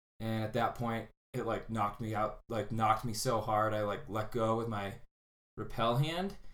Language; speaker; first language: English; native; English